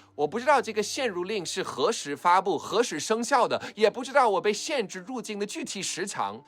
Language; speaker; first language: Chinese; non-native, fluent; English